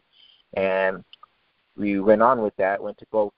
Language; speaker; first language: English; native; English